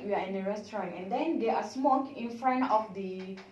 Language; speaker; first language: English; non-native, learner; Malay